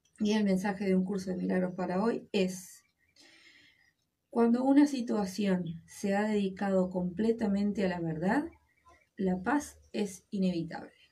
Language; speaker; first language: Spanish; native; Spanish